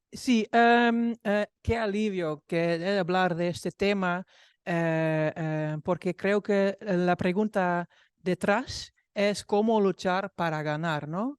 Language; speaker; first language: Spanish; non-native, fluent; Dutch